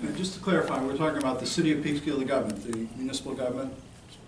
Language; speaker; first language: English; native; English